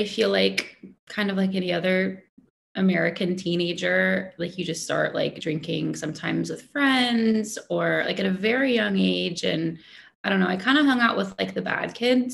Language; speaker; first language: English; native; English